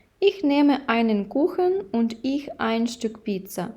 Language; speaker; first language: German; non-native, fluent; Ukrainian